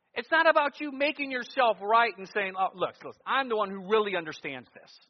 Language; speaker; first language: English; native; English